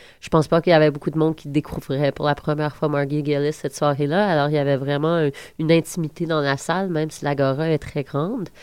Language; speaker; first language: French; native; French